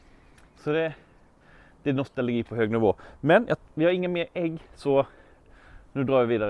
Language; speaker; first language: Swedish; native; Swedish